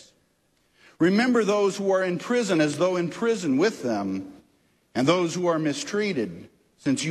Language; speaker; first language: English; native; English